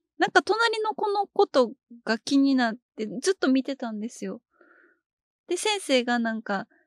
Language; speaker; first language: Japanese; native; Japanese